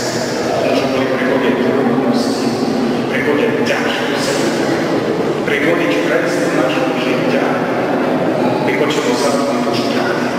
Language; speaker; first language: Ukrainian; non-native, local second language; Rusyn